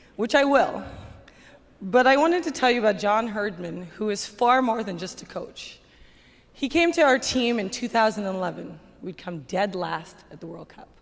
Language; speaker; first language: English; native; English